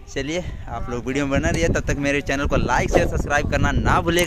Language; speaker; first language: Hindi; native; Hindi